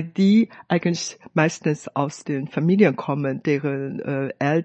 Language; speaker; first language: German; non-native, fluent; Chinese